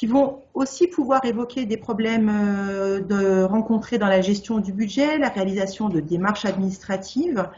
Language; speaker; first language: French; native; French